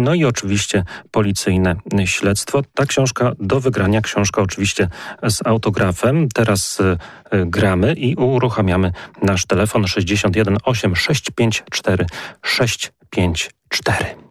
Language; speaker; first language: Polish; native; Polish